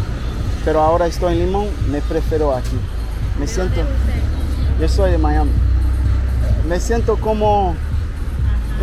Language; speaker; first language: Spanish; non-native, learner; English